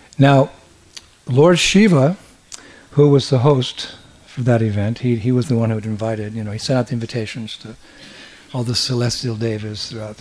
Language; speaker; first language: English; native; English